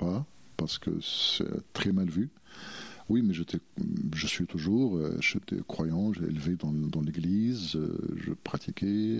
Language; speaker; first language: French; non-native, fluent; Arabic